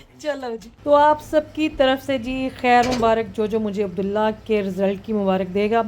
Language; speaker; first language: Urdu; non-native, local second language; Punjabi